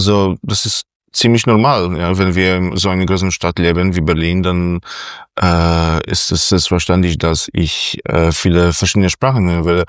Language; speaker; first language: German; non-native, fluent; Polish